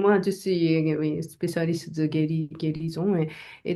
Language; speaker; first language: French; non-native, learner; Japanese